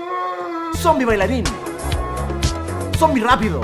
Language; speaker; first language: Spanish; native; Spanish